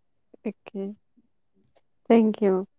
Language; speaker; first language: English; non-native, learner; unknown